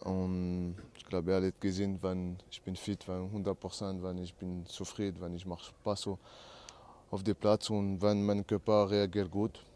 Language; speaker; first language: German; non-native, learner; French